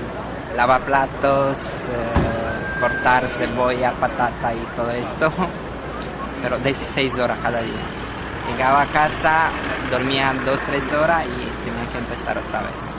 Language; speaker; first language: Spanish; non-native, fluent; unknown